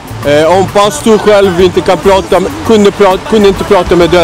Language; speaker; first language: Swedish; non-native, learner; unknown